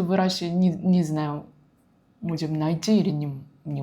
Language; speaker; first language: Russian; non-native, learner; Japanese